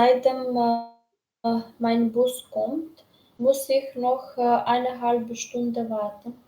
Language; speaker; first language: German; non-native, learner; Macedonian